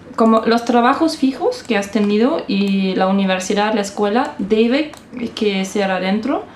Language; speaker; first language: Spanish; non-native, fluent; German